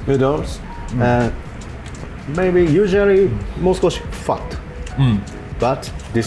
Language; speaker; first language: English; non-native, learner; Japanese